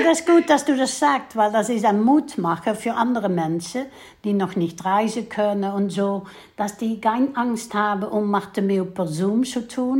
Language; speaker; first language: German; non-native, fluent; Dutch